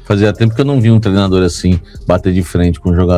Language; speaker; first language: Portuguese; native; Portuguese